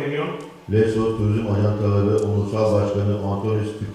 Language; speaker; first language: Turkish; native; Turkish